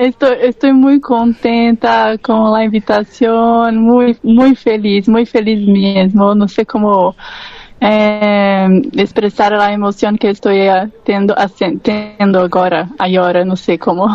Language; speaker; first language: Spanish; non-native, learner; Portuguese